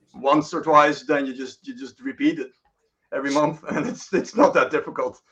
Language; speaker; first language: English; non-native, fluent; Dutch